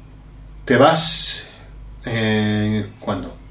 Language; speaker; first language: Spanish; non-native, fluent; English